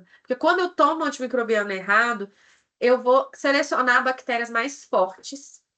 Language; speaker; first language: Portuguese; native; Portuguese